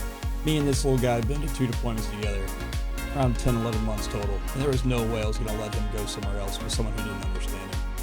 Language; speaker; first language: English; native; English